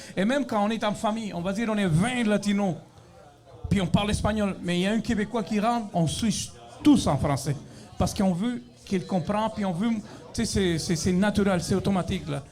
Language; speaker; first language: French; non-native, fluent; Spanish